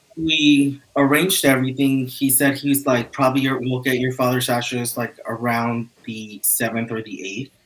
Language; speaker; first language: English; early bilingual, other home language; Spanish